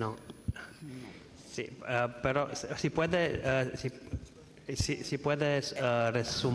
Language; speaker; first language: Spanish; non-native, fluent; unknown